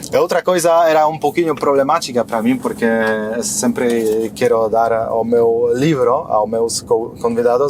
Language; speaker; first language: Portuguese; non-native, fluent; Polish